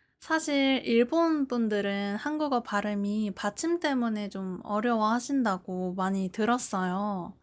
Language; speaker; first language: Korean; native; Korean